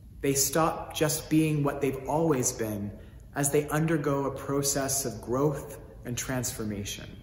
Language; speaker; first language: English; native; English